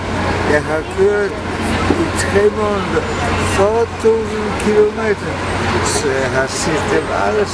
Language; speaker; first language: Danish; non-native, fluent; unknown